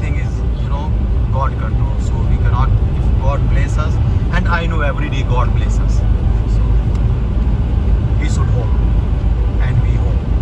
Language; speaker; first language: English; non-native, local second language; Hindi